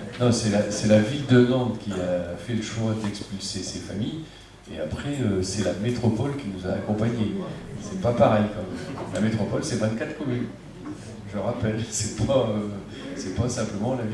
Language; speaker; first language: French; native; French